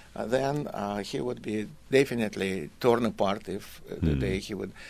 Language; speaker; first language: English; non-native, fluent; Russian